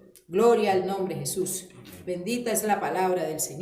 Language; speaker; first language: Spanish; native; Spanish